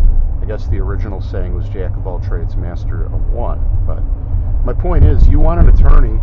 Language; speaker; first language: English; native; English